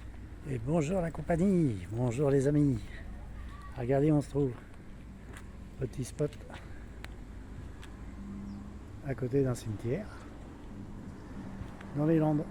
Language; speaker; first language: French; native; French